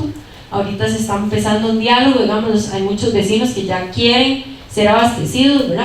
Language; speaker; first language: Spanish; native; Spanish